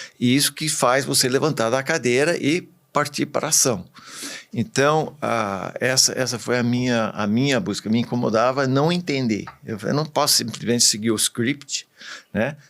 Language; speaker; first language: Portuguese; early bilingual, other home language; English